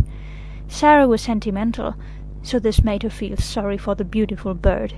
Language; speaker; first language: English; non-native, fluent; Catalan